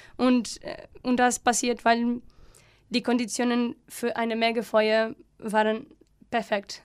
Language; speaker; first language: German; non-native, learner; Portuguese